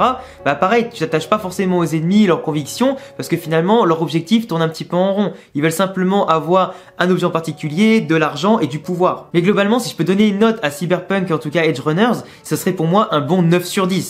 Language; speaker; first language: French; native; French